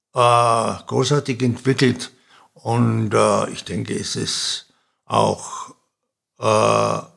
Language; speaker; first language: German; native; German